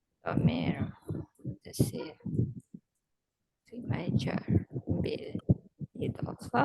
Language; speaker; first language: Arabic; non-native, fluent; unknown